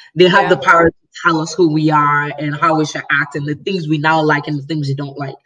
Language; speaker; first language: English; non-native, local second language; Yoruba